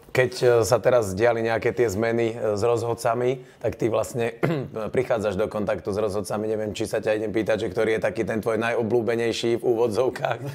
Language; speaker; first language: Slovak; native; Slovak